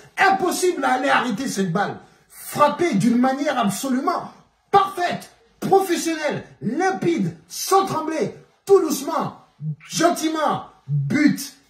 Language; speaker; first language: French; non-native, local second language; Bambara